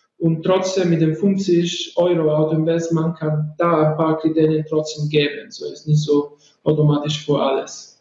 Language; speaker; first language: German; non-native, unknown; Italian